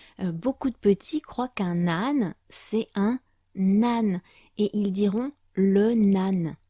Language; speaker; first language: French; native; French